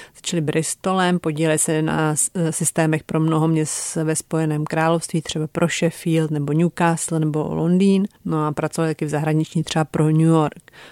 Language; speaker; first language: Czech; native; Czech